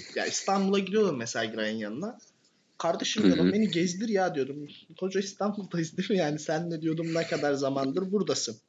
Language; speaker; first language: Turkish; native; Turkish